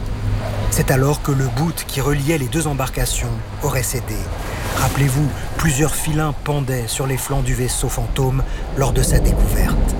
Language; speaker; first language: French; native; French